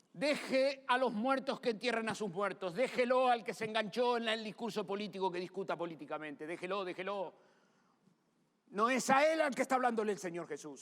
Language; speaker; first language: Spanish; native; Spanish